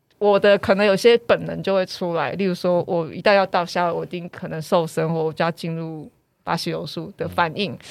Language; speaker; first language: Chinese; native; Chinese